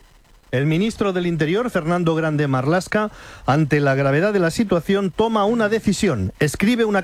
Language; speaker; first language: Spanish; native; Spanish